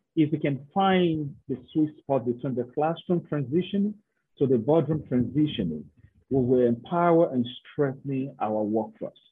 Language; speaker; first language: English; non-native, local second language; Yoruba